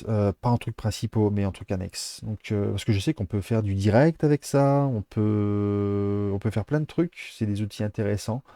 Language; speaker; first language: French; native; French